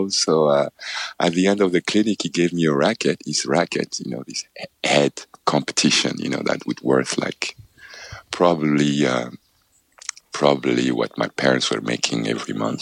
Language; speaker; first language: English; non-native, local second language; French